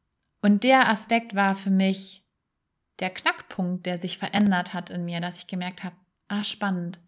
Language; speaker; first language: German; native; German